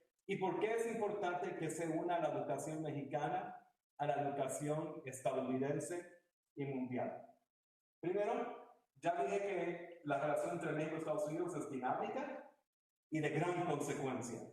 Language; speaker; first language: Spanish; early bilingual, heritage; Spanish